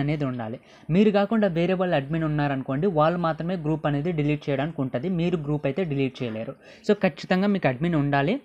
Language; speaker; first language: Telugu; native; Telugu